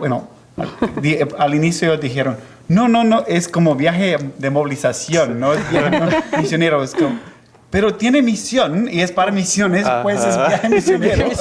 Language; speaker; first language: Spanish; non-native, fluent; English